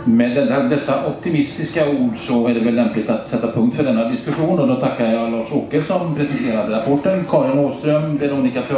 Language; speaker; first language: Swedish; native; Swedish